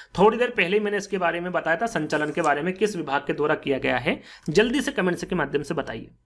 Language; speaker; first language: Hindi; native; Hindi